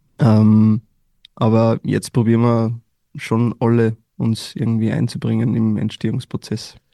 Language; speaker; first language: German; native; German